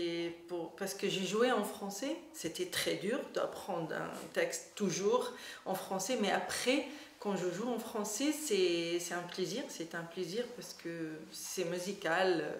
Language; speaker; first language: French; non-native, learner; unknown